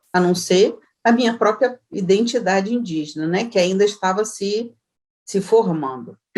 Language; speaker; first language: Portuguese; native; Portuguese